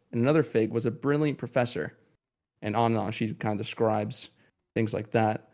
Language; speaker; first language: English; early bilingual, other home language; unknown